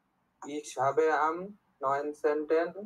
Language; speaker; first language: German; non-native, learner; Bangla